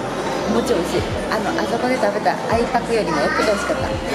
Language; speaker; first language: Japanese; native; Japanese